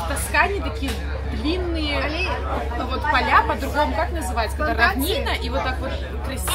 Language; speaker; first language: Russian; native; Russian